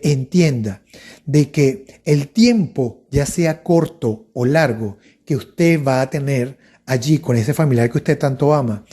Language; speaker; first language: Spanish; native; Spanish